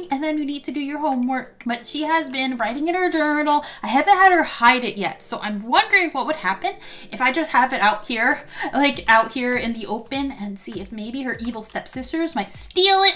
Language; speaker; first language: English; native; English